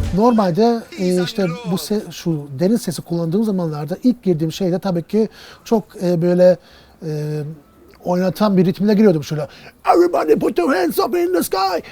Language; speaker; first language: Turkish; early bilingual, heritage; Turkish